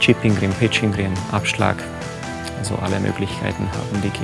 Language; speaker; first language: German; non-native, fluent; Hungarian